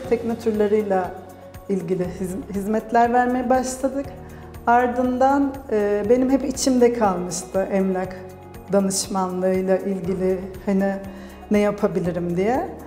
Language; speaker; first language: Turkish; native; Turkish